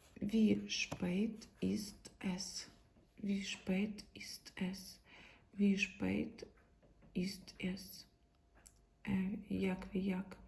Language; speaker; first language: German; non-native, learner; Ukrainian